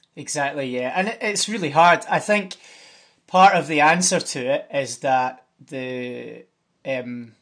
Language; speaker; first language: English; native; English